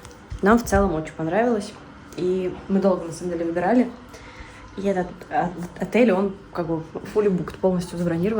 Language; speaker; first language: Russian; native; Russian